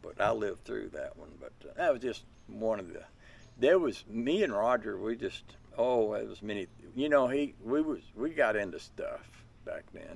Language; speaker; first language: English; native; English